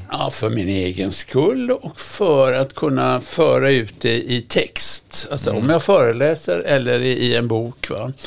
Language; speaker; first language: Swedish; native; Swedish